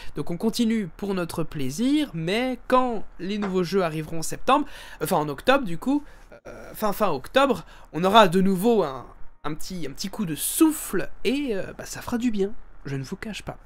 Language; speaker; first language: French; native; French